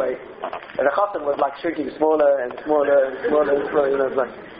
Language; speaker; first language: English; native; English